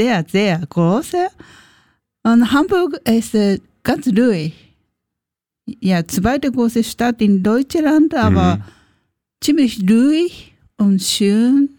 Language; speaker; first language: German; non-native, learner; Japanese